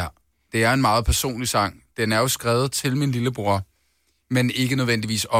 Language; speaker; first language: Danish; native; Danish